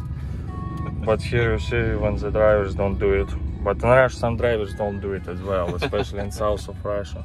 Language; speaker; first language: English; non-native, fluent; Russian